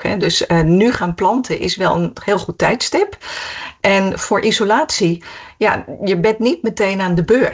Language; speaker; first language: Dutch; native; Dutch